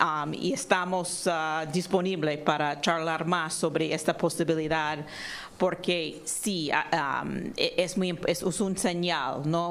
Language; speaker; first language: Spanish; non-native, fluent; English